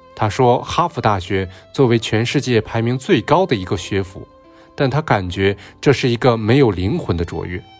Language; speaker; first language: Chinese; non-native, local second language; Cantonese